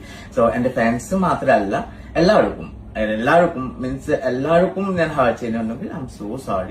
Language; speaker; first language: Malayalam; non-native, local second language; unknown